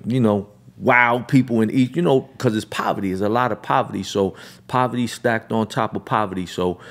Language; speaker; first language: English; native; English